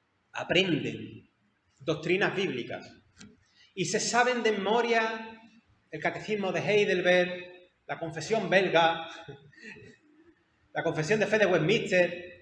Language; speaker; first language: Spanish; native; Spanish